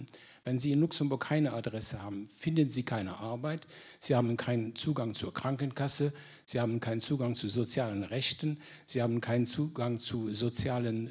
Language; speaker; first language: German; non-native, local second language; Luxembourgish